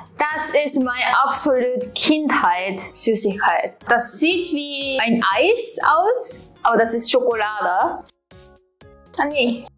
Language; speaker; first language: German; non-native, fluent; Japanese